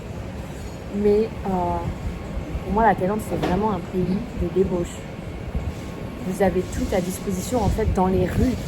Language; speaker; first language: French; native; French